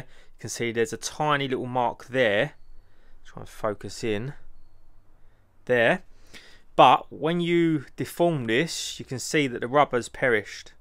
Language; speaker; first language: English; native; English